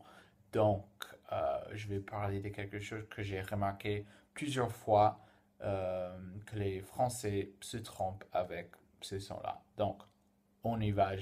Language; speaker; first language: French; non-native, fluent; English